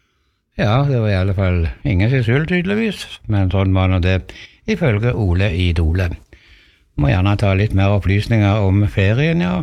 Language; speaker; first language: Norwegian; native; Norwegian